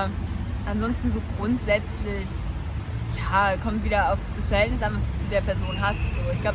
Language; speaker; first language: German; native; German